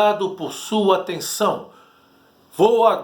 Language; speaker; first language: Portuguese; native; Portuguese